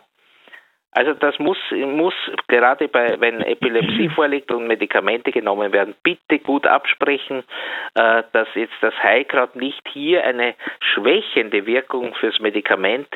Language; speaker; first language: German; native; German